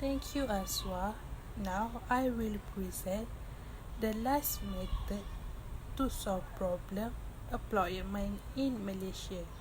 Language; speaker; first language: English; non-native, local second language; Malay